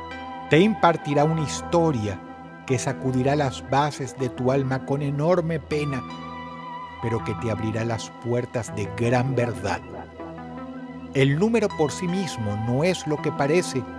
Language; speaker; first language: Spanish; native; Spanish